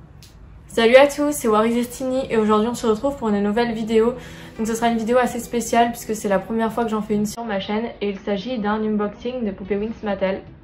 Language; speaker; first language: French; native; French